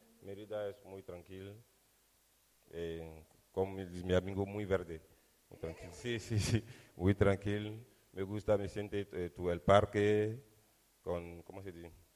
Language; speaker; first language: Spanish; non-native, learner; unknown